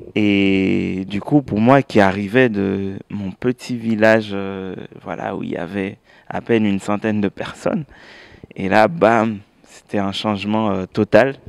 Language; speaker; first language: French; native; French